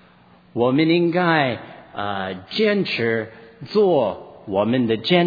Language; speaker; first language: Chinese; non-native, fluent; English